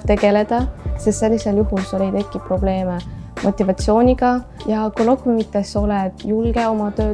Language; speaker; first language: Estonian; non-native, local second language; Russian